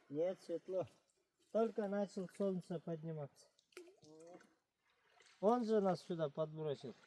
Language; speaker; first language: Russian; non-native, local second language; Kyrgyz